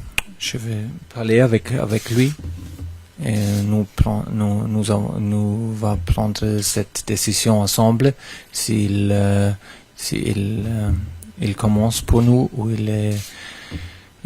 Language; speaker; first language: French; non-native, fluent; German